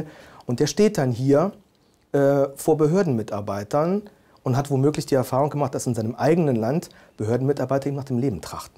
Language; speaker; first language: German; native; German